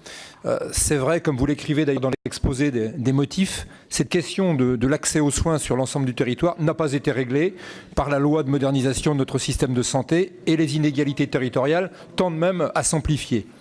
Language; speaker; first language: French; native; French